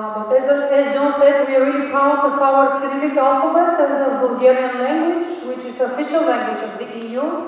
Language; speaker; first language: English; non-native, fluent; Bulgarian